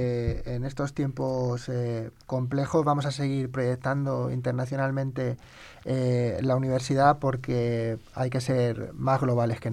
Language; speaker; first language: Spanish; native; Spanish